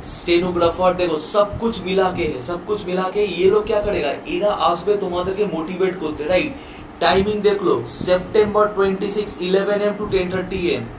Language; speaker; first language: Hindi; non-native, local second language; Bangla